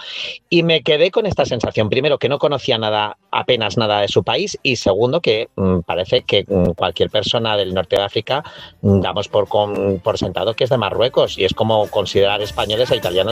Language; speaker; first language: Spanish; native; Spanish